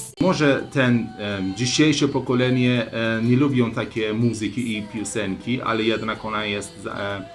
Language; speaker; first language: Polish; non-native, learner; Persian